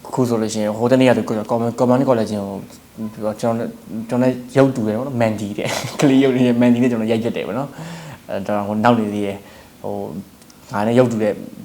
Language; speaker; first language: Burmese; native; Burmese